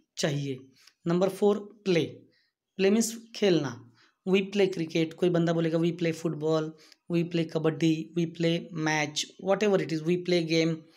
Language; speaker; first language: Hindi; non-native, local second language; Marathi